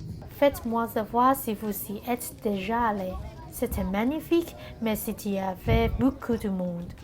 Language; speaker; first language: French; non-native, learner; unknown